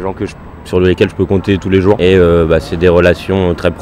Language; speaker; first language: French; native; French